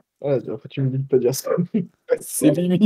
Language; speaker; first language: French; native; French